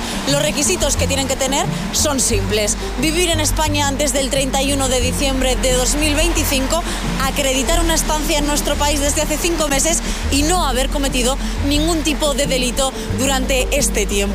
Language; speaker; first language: Spanish; native; Spanish